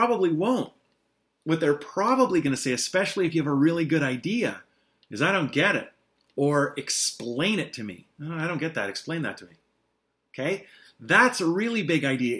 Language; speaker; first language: English; native; English